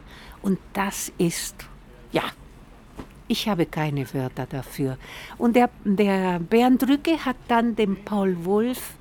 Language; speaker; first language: German; non-native, fluent; Spanish